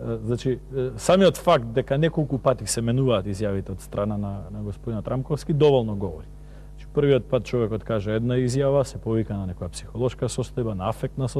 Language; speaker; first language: Macedonian; native; Macedonian